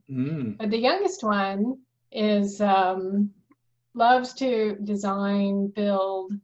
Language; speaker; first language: English; native; English